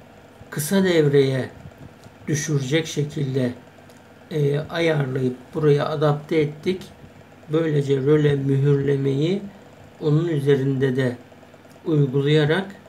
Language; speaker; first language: Turkish; native; Turkish